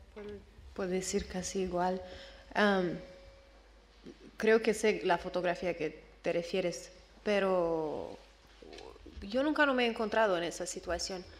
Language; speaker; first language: Spanish; non-native, learner; English